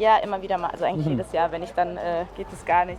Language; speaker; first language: German; native; German